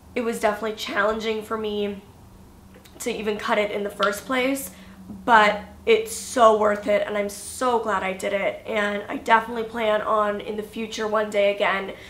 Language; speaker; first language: English; native; English